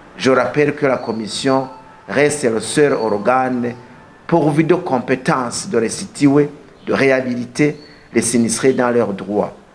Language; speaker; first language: French; non-native, local second language; Rundi